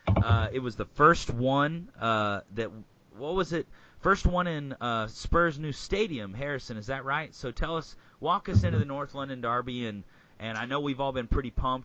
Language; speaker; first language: English; native; English